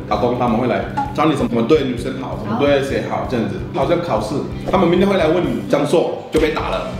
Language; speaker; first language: Chinese; non-native, fluent; Wolof